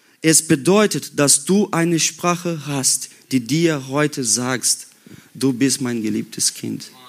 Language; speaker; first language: German; non-native, learner; Portuguese